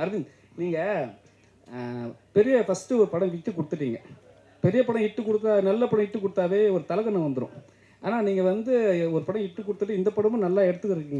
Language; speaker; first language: Tamil; native; Tamil